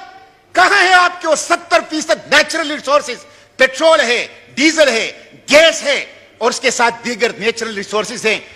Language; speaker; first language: Urdu; non-native, local second language; Pashto